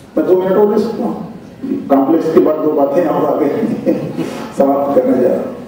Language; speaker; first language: Hindi; native; Hindi